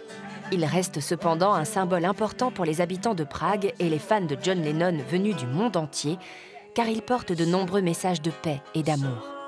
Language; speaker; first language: French; native; French